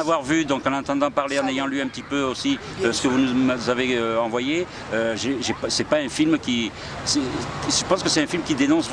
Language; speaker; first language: French; native; French